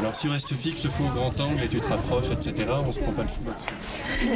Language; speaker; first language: French; native; French